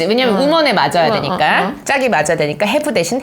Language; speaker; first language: Korean; native; Korean